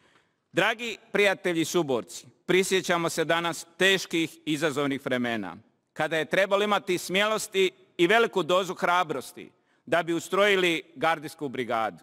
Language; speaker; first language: Bosnian; native; Bosnian